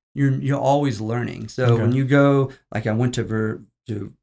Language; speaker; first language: English; native; English